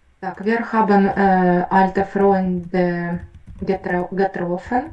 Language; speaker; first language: German; non-native, learner; Ukrainian